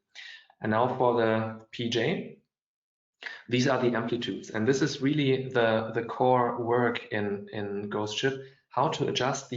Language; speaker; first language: English; non-native, fluent; German